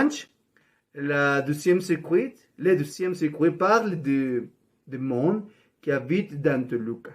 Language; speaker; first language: French; non-native, learner; Spanish